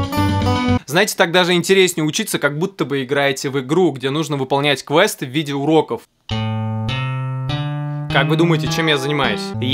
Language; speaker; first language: Russian; native; Russian